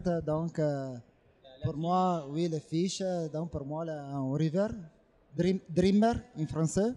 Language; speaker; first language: French; non-native, learner; Italian